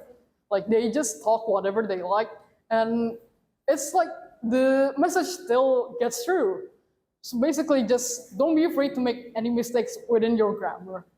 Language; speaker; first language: English; non-native, fluent; Indonesian